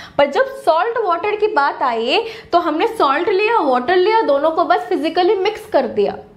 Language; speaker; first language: Hindi; native; Hindi